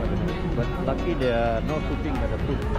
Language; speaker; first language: English; non-native, local second language; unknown